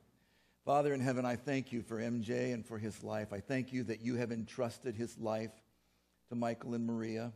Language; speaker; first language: English; native; English